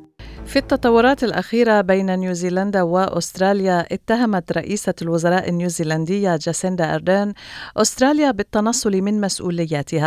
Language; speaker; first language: Arabic; native; Arabic